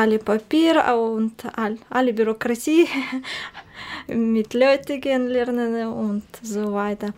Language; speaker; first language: German; non-native, learner; Russian